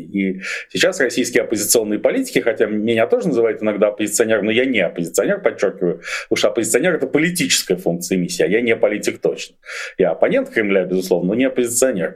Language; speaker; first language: Russian; native; Russian